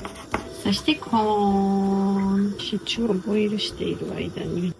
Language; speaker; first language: Japanese; non-native, learner; Georgian